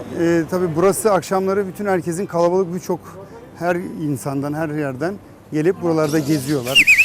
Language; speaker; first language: Turkish; native; Turkish